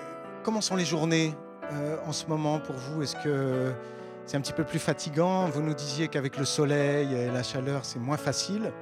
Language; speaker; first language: French; native; French